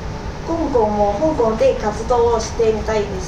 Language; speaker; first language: Japanese; non-native, fluent; Cantonese